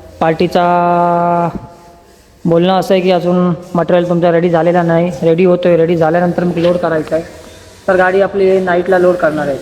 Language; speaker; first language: Marathi; non-native, local second language; Kannada